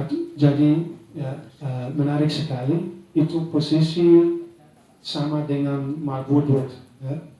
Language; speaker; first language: Indonesian; non-native, learner; Dutch